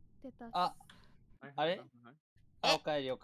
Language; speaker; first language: Japanese; native; Japanese